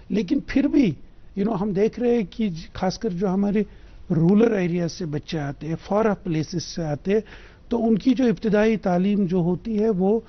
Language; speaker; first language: Hindi; non-native, local second language; Kashmiri